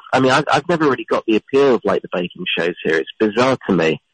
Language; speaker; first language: English; native; English